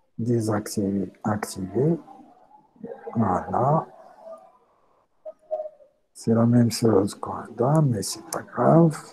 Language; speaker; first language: French; non-native, local second language; Arabic